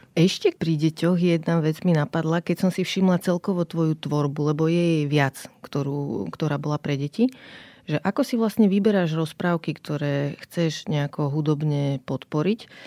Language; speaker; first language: Slovak; native; Slovak